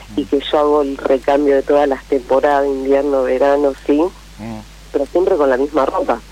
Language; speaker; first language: Spanish; native; Spanish